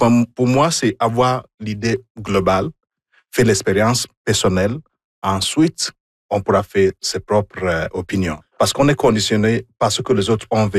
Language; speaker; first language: French; non-native, fluent; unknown